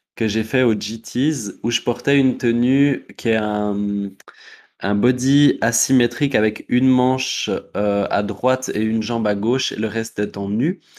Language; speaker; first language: French; native; French